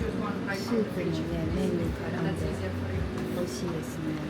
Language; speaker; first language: Japanese; native; Japanese